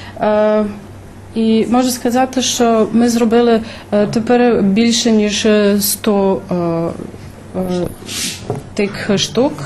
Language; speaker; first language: Ukrainian; early bilingual, heritage; Ukrainian